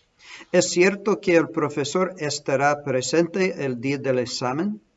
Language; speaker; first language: Spanish; non-native, fluent; English